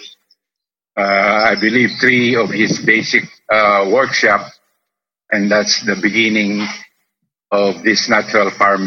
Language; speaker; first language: English; non-native, local second language; Filipino